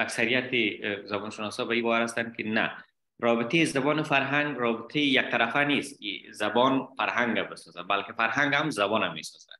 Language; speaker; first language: Persian; native; Persian